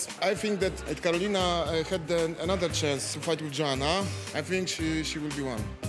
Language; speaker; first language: English; non-native, learner; Polish